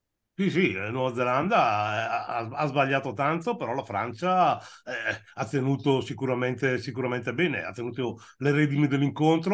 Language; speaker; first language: Italian; native; Italian